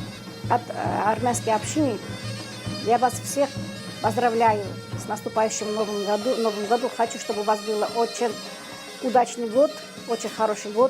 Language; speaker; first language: Russian; non-native, fluent; Armenian